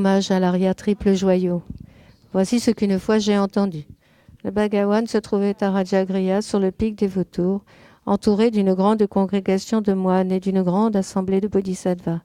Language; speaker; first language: French; native; French